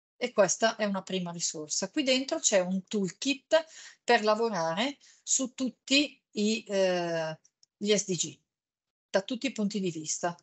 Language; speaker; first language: Italian; native; Italian